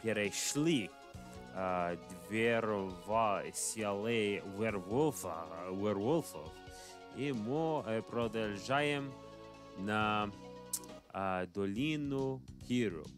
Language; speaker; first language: Russian; non-native, learner; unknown